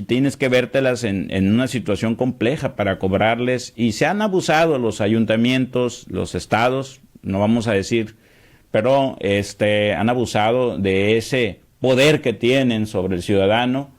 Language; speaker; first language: Spanish; native; Spanish